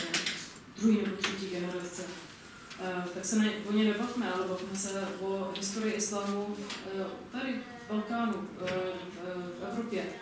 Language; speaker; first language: Czech; non-native, fluent; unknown